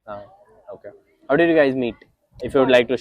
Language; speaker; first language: English; non-native, local second language; Hindi